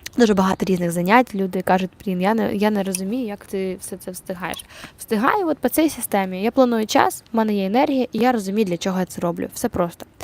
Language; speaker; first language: Ukrainian; non-native, local second language; Russian